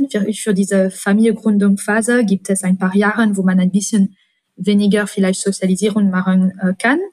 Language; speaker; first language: German; non-native, fluent; French